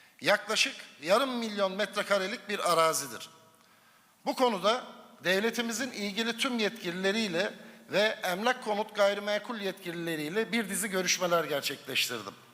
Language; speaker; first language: Turkish; native; Turkish